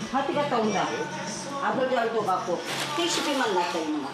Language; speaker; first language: Korean; native; Korean